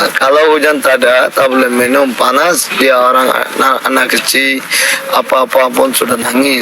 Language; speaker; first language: Indonesian; non-native, learner; Rohingya